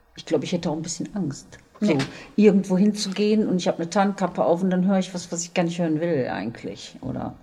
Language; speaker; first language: German; native; German